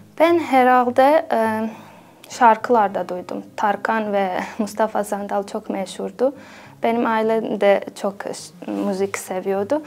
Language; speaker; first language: Turkish; non-native, fluent; Bosnian